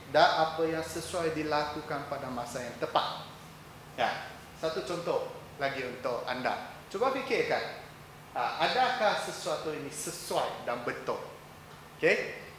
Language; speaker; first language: Malay; non-native, local second language; Chinese